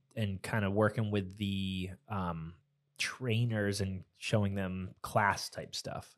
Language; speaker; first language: English; native; English